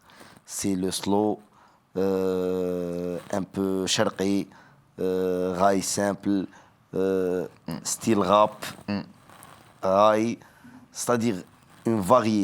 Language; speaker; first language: French; non-native, learner; Arabic